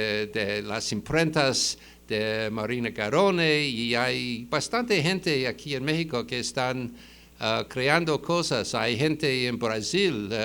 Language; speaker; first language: Spanish; non-native, fluent; English